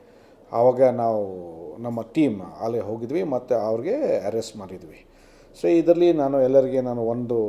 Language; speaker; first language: Kannada; non-native, fluent; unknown